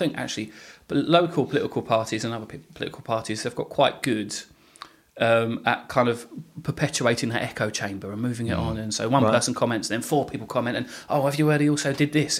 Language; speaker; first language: English; native; English